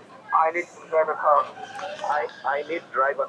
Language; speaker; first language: English; non-native, learner; Bangla